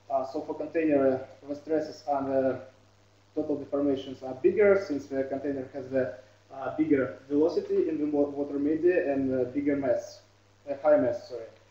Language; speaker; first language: English; non-native, fluent; Russian